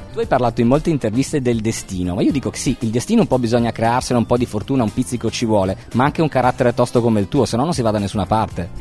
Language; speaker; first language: Italian; native; Italian